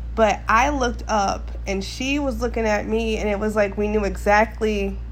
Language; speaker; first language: English; native; English